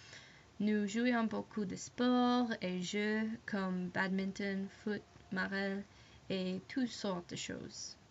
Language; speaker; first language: French; non-native, learner; English